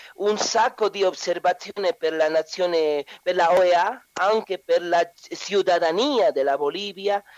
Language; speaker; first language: Italian; non-native, learner; Spanish